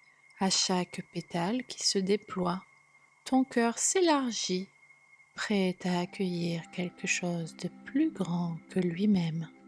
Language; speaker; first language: French; native; French